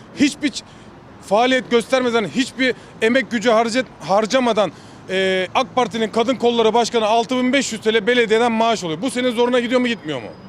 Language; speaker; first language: Turkish; native; Turkish